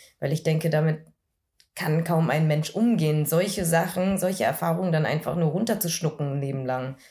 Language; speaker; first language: German; early bilingual, other home language; Vietnamese